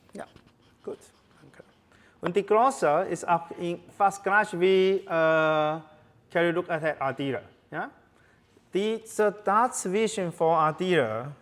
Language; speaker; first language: German; non-native, learner; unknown